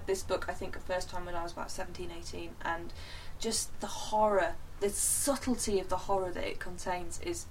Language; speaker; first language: English; native; English